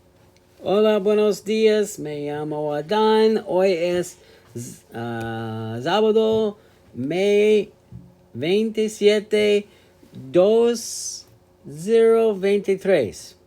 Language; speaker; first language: Spanish; non-native, learner; English